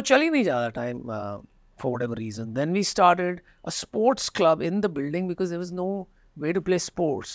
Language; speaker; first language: English; non-native, local second language; Hindi